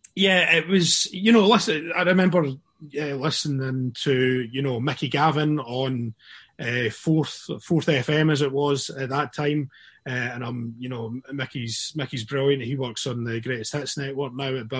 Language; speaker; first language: English; native; English